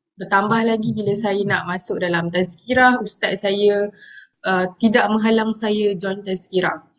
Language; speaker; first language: Malay; non-native, local second language; Tamil